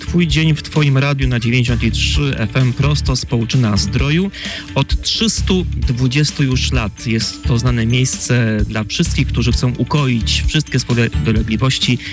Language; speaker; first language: Polish; native; Polish